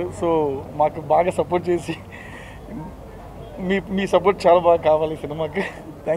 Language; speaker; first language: Telugu; non-native, fluent; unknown